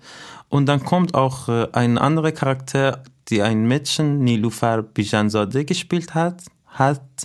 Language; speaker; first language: German; non-native, fluent; Persian